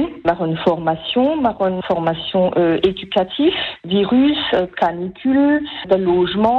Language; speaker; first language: German; non-native, local second language; French